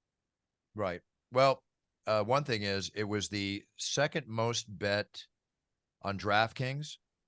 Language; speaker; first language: English; native; English